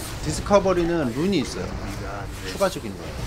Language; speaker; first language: Korean; native; Korean